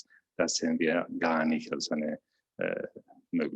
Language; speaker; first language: German; non-native, fluent; Spanish